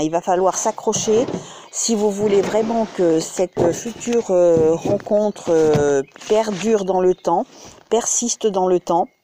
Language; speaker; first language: French; native; French